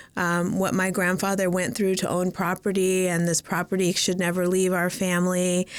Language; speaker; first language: English; native; English